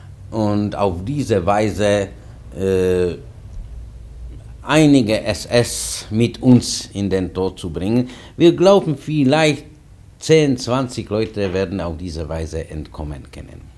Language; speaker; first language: German; non-native, fluent; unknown